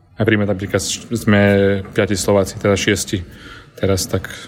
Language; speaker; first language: Slovak; native; Slovak